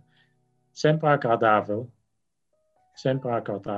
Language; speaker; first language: Portuguese; non-native, fluent; Dutch